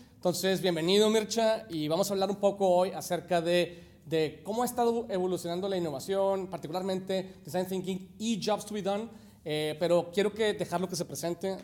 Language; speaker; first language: Spanish; native; Spanish